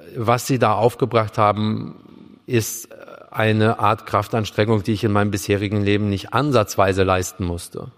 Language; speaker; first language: German; early bilingual, other home language; Russian